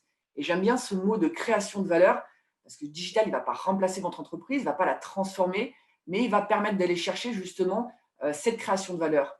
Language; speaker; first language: French; native; French